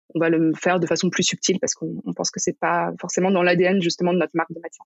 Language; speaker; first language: French; native; French